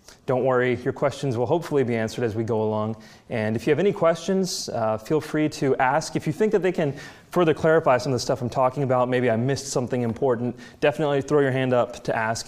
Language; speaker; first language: English; native; English